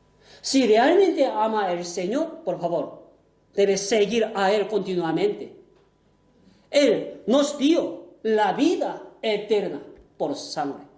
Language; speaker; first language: Spanish; non-native, fluent; Korean